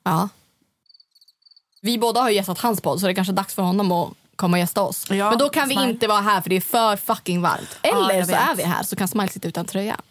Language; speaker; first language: Swedish; native; Swedish